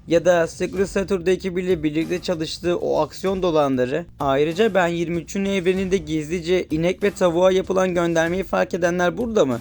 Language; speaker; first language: Turkish; native; Turkish